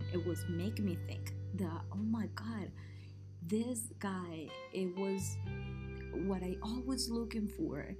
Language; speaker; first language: English; non-native, learner; Spanish